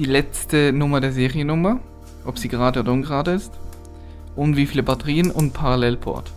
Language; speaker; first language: German; native; German